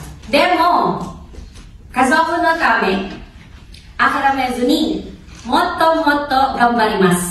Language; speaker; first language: Japanese; non-native, learner; Filipino